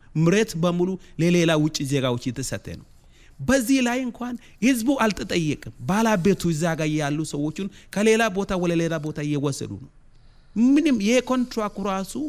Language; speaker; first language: Amharic; non-native, local second language; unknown